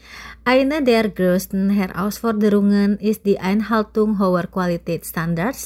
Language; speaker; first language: German; non-native, local second language; Indonesian